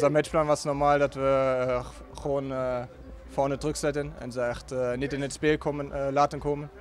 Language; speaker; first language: Dutch; non-native, fluent; German